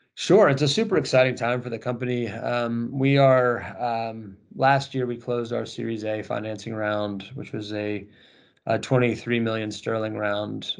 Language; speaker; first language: English; native; English